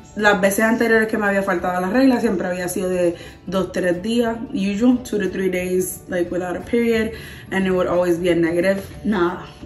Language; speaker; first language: Spanish; early bilingual, heritage; Spanish